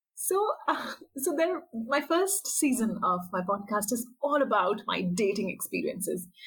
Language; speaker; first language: English; non-native, local second language; Hindi